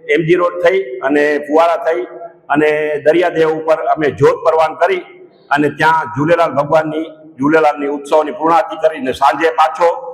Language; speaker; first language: Gujarati; non-native, local second language; Sindhi